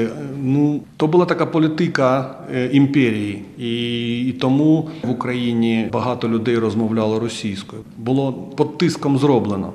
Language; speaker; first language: Ukrainian; non-native, local second language; Russian